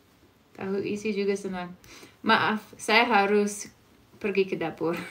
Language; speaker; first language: Indonesian; non-native, fluent; English